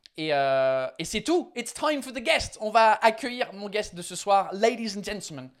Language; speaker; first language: French; non-native, fluent; English